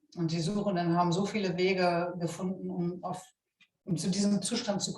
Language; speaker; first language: German; native; German